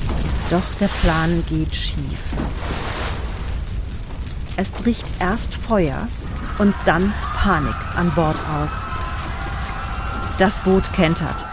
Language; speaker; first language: German; native; German